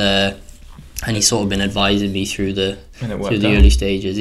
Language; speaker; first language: English; native; English